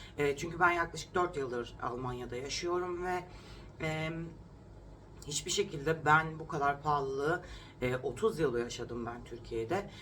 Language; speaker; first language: Turkish; native; Turkish